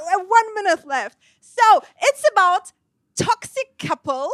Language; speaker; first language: English; non-native, fluent; Turkish